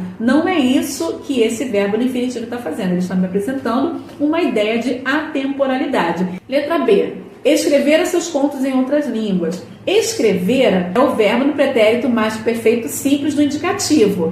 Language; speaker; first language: Portuguese; native; Portuguese